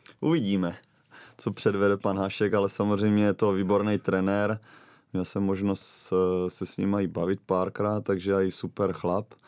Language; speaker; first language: Czech; native; Czech